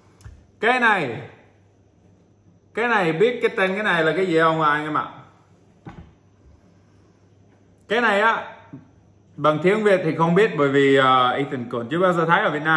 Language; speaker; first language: Vietnamese; non-native, fluent; English